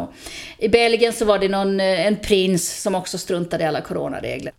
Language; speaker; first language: Swedish; native; Swedish